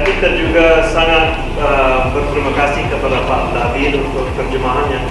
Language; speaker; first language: Indonesian; non-native, fluent; English